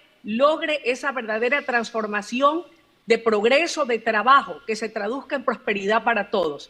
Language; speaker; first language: Spanish; native; Spanish